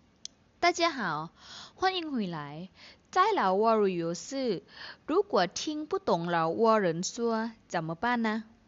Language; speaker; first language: Chinese; non-native, fluent; Lao